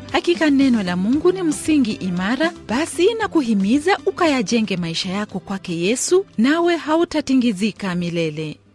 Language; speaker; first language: Swahili; non-native, local second language; Luo (Kenya and Tanzania)